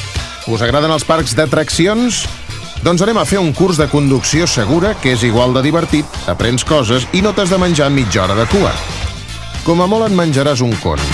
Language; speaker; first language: Catalan; native; Catalan